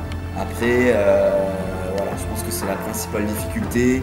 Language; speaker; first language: French; native; French